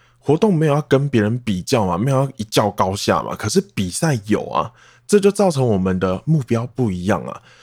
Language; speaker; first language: Chinese; non-native, local second language; Min Nan Chinese